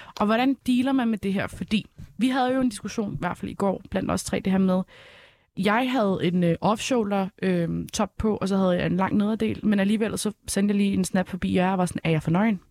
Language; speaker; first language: Danish; early bilingual, other home language; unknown